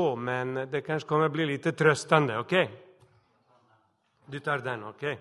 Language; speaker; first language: Swedish; non-native, fluent; Serbian